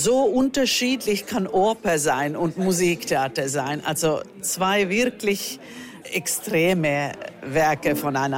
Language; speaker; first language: German; non-native, fluent; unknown